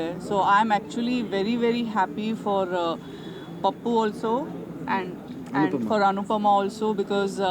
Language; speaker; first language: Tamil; non-native, fluent; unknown